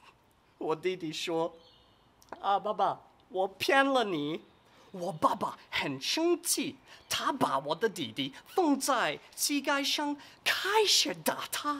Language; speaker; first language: Chinese; non-native, fluent; English